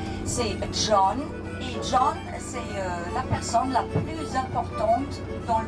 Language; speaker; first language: French; non-native, fluent; English